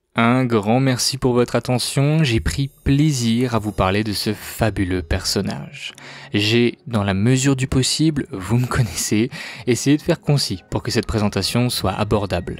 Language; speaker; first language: French; native; French